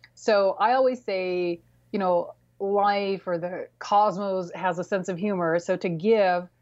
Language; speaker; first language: English; early bilingual, other home language; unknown